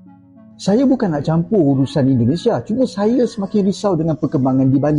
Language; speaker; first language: Malay; native; Malay